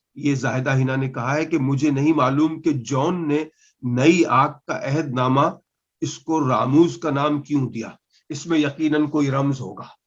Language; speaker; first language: Urdu; non-native, local second language; Punjabi